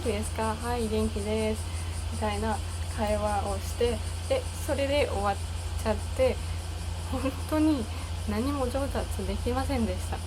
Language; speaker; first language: Japanese; non-native, learner; German